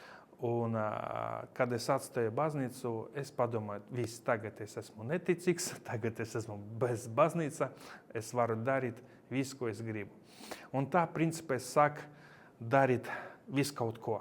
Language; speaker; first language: Latvian; non-native, local second language; Russian